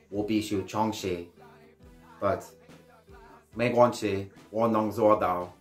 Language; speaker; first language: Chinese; non-native, learner; English